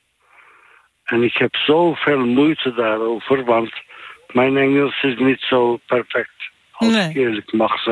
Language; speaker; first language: Dutch; non-native, fluent; Turkish